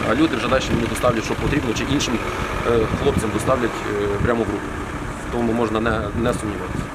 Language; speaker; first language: Ukrainian; native; Ukrainian